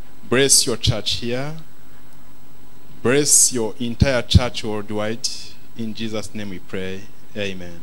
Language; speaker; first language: English; non-native, local second language; Kinyarwanda